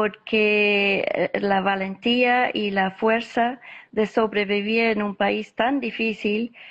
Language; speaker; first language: Spanish; non-native, fluent; English